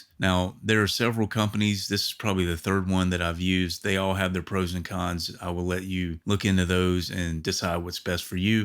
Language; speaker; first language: English; native; English